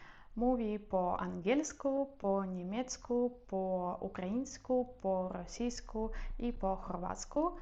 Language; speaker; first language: Polish; non-native, learner; Russian